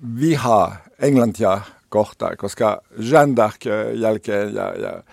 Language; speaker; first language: Finnish; non-native, learner; French